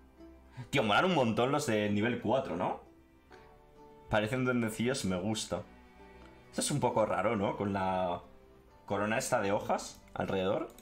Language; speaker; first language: Spanish; native; Spanish